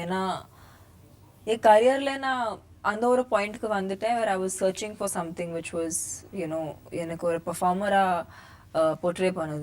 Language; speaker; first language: Tamil; non-native, fluent; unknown